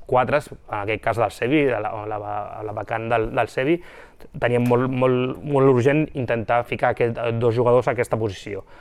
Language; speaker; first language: Catalan; non-native, local second language; Spanish